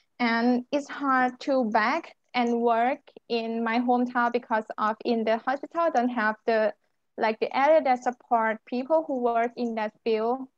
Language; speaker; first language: English; non-native, learner; Thai